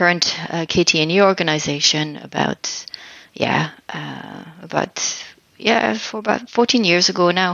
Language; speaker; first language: English; non-native, fluent; French